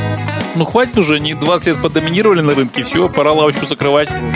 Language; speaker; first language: Russian; native; Russian